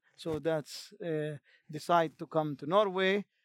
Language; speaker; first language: English; non-native, fluent; Arabic